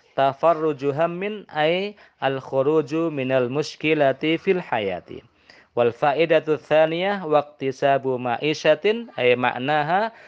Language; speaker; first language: Arabic; non-native, fluent; Indonesian